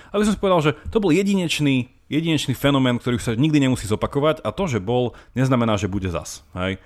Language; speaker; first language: Slovak; native; Slovak